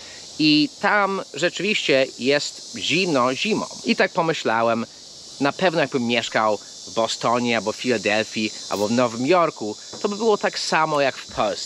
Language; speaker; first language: Polish; non-native, fluent; English